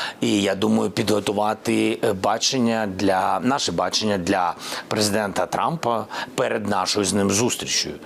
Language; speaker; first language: Ukrainian; non-native, local second language; Russian